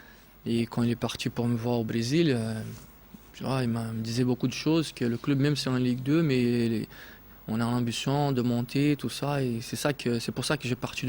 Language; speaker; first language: French; non-native, fluent; Portuguese